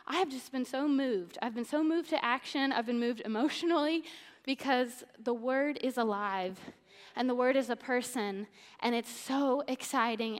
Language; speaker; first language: English; native; English